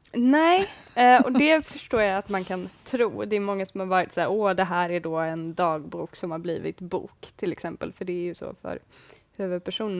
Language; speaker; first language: Swedish; native; Swedish